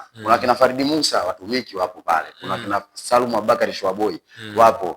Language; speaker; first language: Swahili; native; Swahili